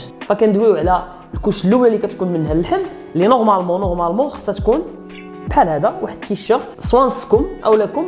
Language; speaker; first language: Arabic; native; Arabic